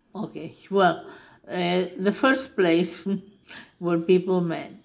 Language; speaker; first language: English; non-native, fluent; Spanish